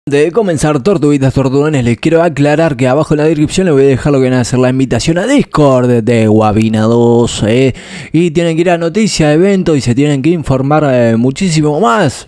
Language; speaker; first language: Spanish; native; Spanish